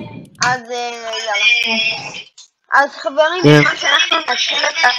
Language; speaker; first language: Hebrew; native; Hebrew